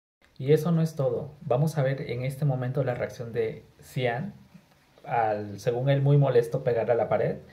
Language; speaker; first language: Spanish; native; Spanish